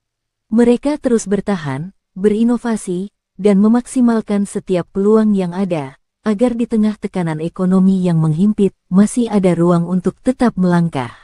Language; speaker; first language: Indonesian; native; Indonesian